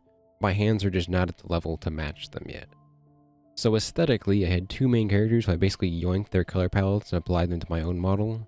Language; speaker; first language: English; native; English